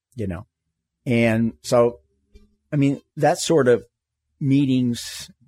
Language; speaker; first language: English; native; English